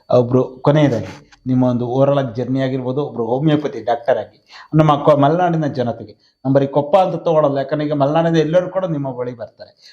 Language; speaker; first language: Kannada; native; Kannada